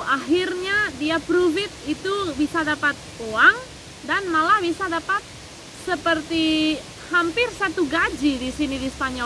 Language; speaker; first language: Indonesian; non-native, fluent; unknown